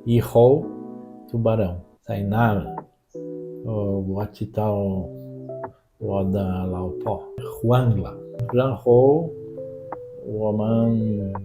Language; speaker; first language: Chinese; non-native, learner; Portuguese